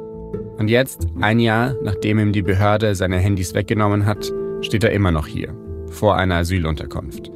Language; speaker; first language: German; native; German